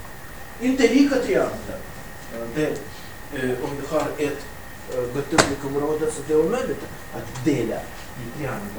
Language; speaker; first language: Swedish; non-native, fluent; Russian